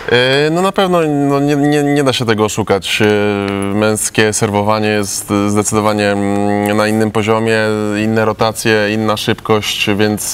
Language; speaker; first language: Polish; native; Polish